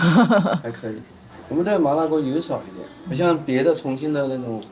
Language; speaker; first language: Chinese; native; Chinese